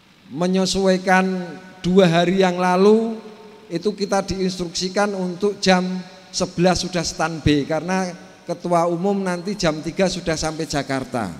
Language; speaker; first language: Indonesian; native; Indonesian